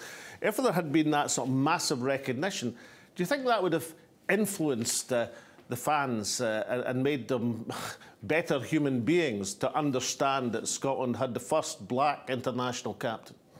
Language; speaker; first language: English; native; English